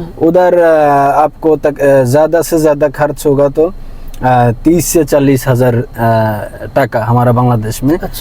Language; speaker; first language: Hindi; non-native, fluent; Bangla